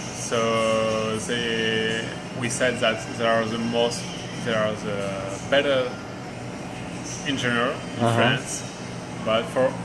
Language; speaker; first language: English; non-native, learner; French